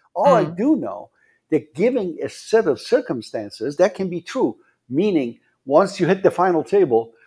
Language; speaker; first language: English; non-native, fluent; Persian